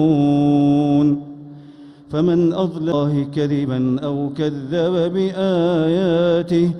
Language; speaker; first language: Arabic; native; Arabic